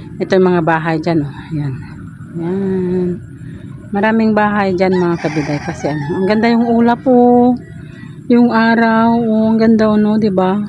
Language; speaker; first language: Filipino; non-native, local second language; Iloko